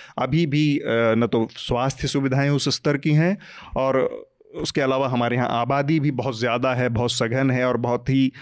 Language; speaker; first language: Hindi; native; Hindi